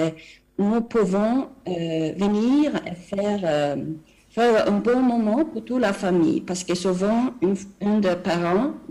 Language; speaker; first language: French; non-native, fluent; Swedish